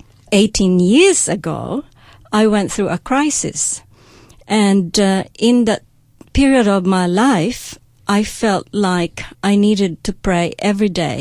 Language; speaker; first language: English; non-native, local second language; Hiligaynon